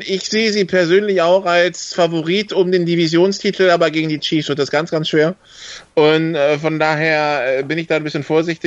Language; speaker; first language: German; native; German